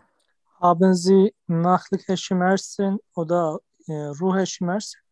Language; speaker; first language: German; non-native, learner; Turkish